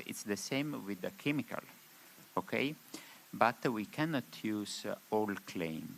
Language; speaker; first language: English; non-native, learner; Spanish